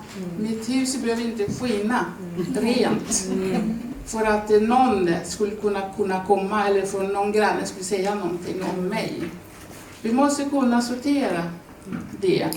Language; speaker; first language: Swedish; non-native, fluent; Swahili